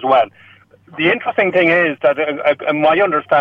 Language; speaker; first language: English; non-native, local second language; Irish